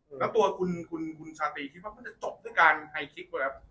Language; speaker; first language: Thai; native; Thai